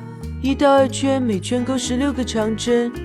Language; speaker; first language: Chinese; native; Chinese